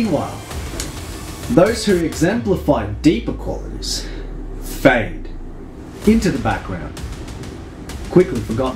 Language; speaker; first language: English; native; English